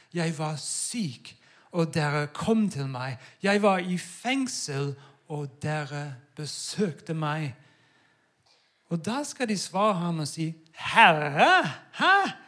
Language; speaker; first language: Norwegian; non-native, fluent; English